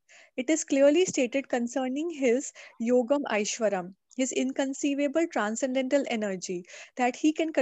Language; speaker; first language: English; non-native, local second language; Hindi